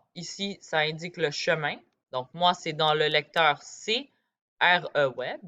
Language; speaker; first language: French; native; French